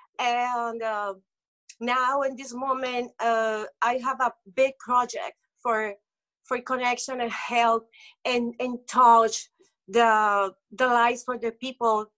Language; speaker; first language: English; non-native, local second language; Spanish